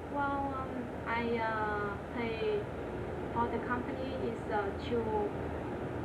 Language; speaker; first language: English; non-native, learner; Vietnamese